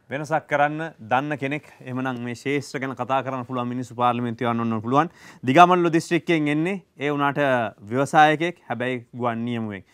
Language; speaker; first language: Sinhala; native; Sinhala